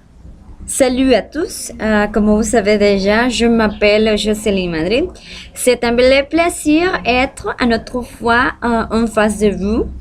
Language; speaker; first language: French; non-native, learner; Spanish